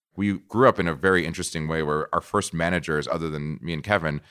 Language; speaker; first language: English; non-native, fluent; Portuguese